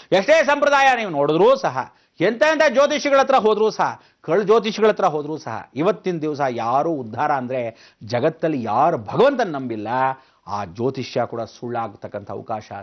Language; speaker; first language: Kannada; native; Kannada